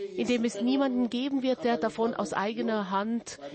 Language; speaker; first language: German; non-native, fluent; Hebrew